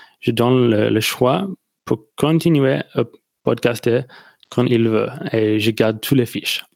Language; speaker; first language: French; non-native, learner; English